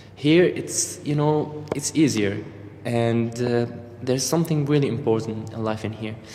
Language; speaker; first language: English; non-native, fluent; Arabic